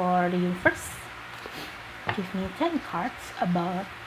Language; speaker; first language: English; non-native, learner; Indonesian